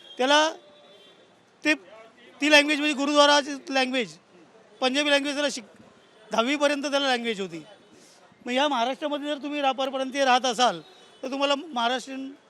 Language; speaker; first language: Marathi; non-native, local second language; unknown